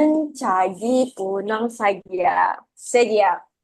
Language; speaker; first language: Korean; non-native, learner; Indonesian